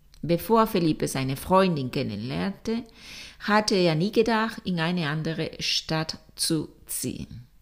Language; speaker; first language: German; non-native, fluent; Spanish